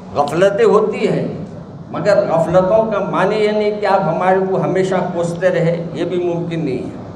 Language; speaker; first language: Urdu; native; Urdu